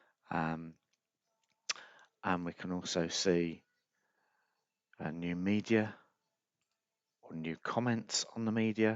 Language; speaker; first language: English; native; English